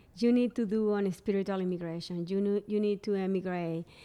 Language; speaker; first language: English; non-native, fluent; Spanish